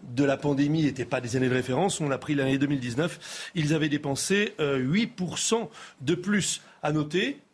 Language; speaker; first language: French; native; French